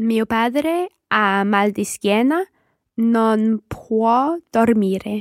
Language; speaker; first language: Italian; non-native, learner; English